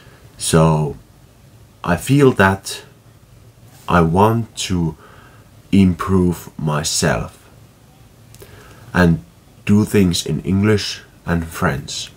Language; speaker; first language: English; non-native, fluent; Finnish